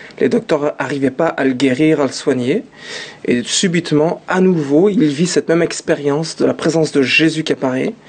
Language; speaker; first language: French; early bilingual, other home language; Arabic